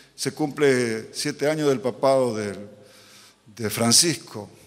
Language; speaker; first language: Spanish; native; Spanish